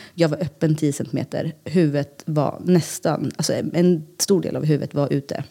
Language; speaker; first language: Swedish; early bilingual, other home language; Greek